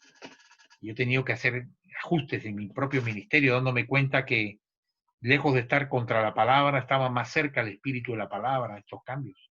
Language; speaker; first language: Spanish; native; Spanish